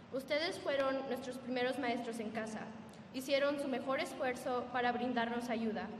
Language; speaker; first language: Spanish; early bilingual, heritage; Spanish